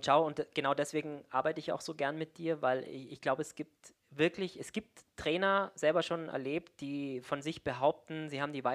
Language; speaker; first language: German; native; German